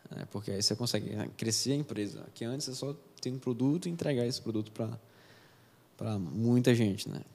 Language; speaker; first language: Portuguese; native; Portuguese